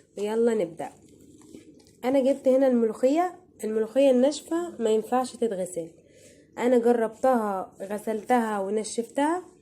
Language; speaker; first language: Egyptian Arabic; native; Egyptian Arabic